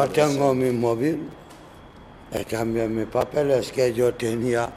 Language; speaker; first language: Spanish; non-native, learner; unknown